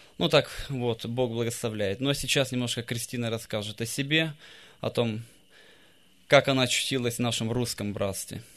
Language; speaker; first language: Russian; native; Russian